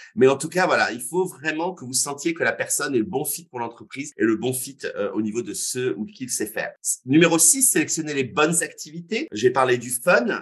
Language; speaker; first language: French; native; French